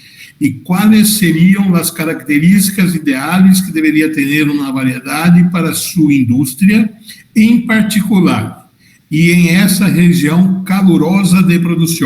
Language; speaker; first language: Spanish; non-native, fluent; Portuguese